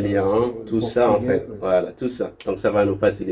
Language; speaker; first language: French; non-native, local second language; Arabic